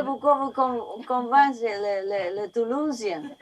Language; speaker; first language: French; non-native, learner; Vietnamese